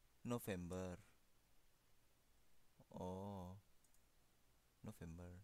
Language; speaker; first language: English; non-native, fluent; Indonesian